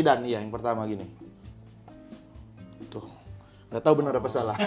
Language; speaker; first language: Indonesian; native; Indonesian